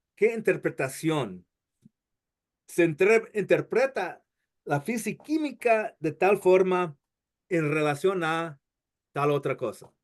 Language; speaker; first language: Spanish; non-native, fluent; English